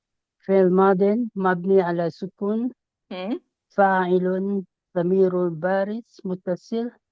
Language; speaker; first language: Arabic; non-native, learner; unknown